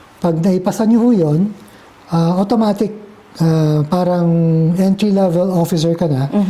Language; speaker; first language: Filipino; early bilingual, heritage; Filipino